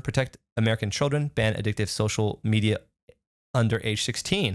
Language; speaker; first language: English; native; English